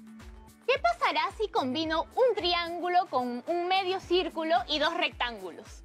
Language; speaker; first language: Spanish; native; Spanish